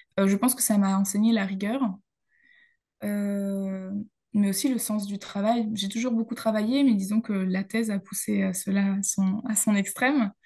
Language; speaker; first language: French; native; French